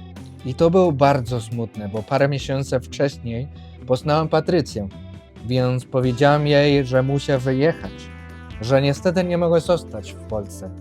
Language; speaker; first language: Polish; non-native, fluent; Spanish